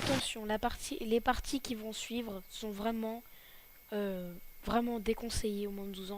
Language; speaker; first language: French; native; French